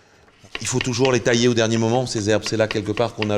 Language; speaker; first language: French; native; French